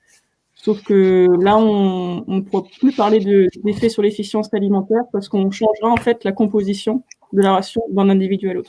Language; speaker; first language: French; native; French